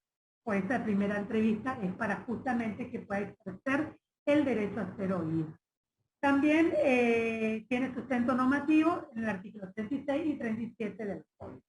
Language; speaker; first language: Spanish; native; Spanish